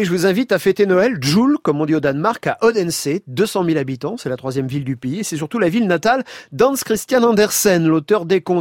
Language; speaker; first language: French; native; French